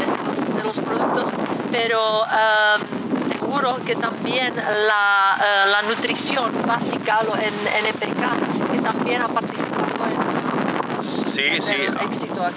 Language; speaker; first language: Spanish; non-native, fluent; Czech